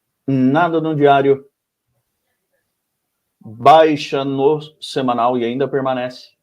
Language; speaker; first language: Portuguese; native; Portuguese